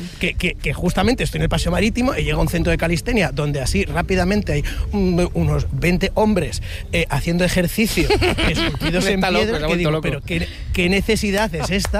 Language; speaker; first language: Spanish; native; Spanish